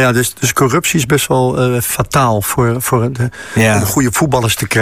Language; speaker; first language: Dutch; native; Dutch